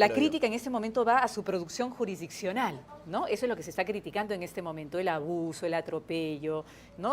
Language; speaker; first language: Spanish; native; Spanish